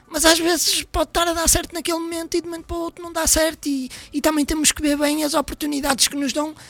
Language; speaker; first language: Portuguese; native; Portuguese